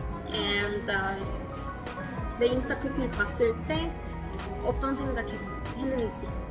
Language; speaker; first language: Korean; non-native, learner; English